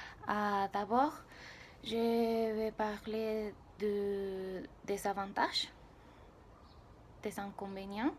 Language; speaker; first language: French; non-native, learner; Spanish